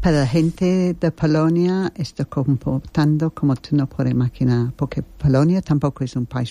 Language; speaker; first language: Spanish; non-native, learner; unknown